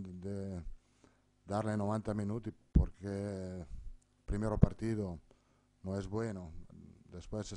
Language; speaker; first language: Spanish; non-native, fluent; Italian